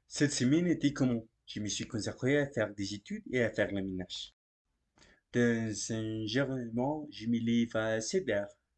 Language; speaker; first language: French; non-native, learner; Spanish